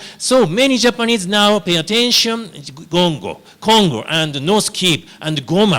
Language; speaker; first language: English; non-native, learner; Japanese